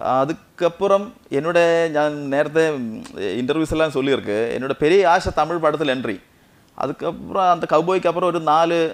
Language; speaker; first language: Tamil; non-native, local second language; Malayalam